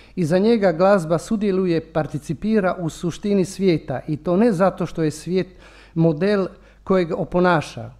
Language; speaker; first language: Croatian; non-native, local second language; Italian